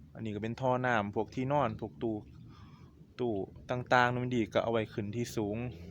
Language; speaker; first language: Thai; native; Thai